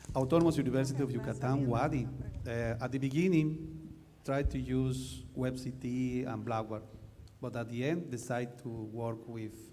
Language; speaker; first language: English; non-native, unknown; Spanish